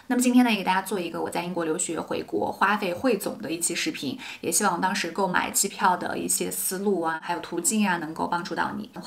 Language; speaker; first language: Chinese; native; Chinese